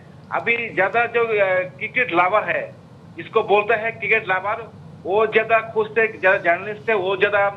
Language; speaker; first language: Hindi; non-native, fluent; Bangla